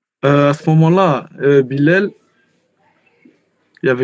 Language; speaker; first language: French; early bilingual, heritage; Arabic